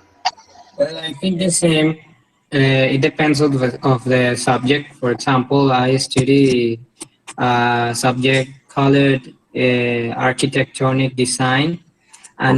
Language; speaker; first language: English; non-native, learner; Spanish